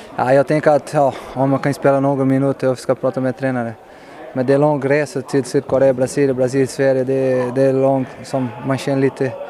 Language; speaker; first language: Swedish; non-native, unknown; Portuguese